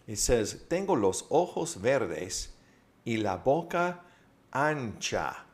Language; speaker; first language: Spanish; non-native, fluent; English